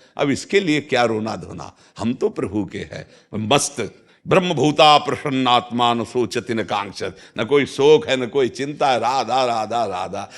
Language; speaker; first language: Hindi; native; Hindi